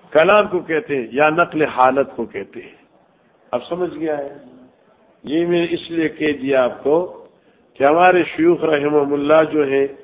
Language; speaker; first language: Urdu; non-native, local second language; Northern Hindko